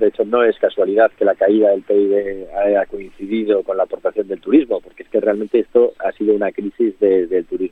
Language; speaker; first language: Spanish; native; Spanish